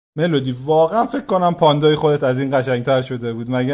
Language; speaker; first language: Persian; native; Persian